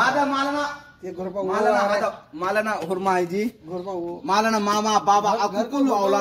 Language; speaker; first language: Arabic; non-native, learner; Hindi